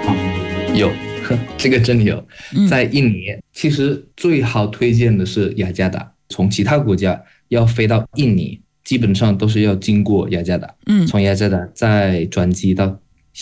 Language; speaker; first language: Chinese; non-native, fluent; Indonesian